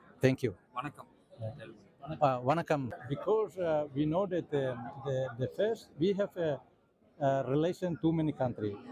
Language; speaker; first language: English; non-native, learner; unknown